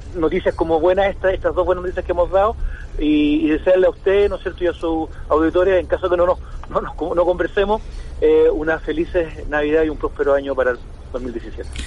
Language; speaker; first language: Spanish; native; Spanish